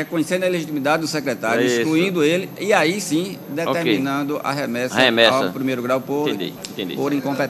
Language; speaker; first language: Portuguese; native; Portuguese